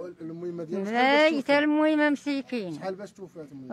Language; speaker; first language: Arabic; native; Arabic